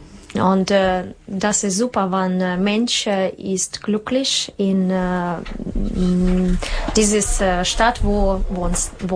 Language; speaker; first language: German; non-native, learner; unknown